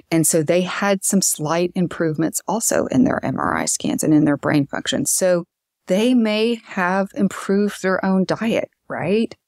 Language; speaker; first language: English; native; English